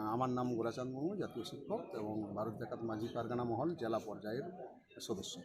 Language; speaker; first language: Bangla; non-native, local second language; Santali